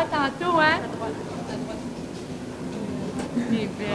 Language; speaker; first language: French; native; French